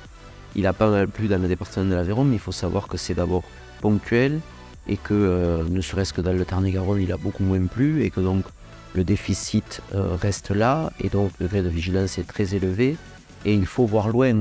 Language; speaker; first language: French; native; French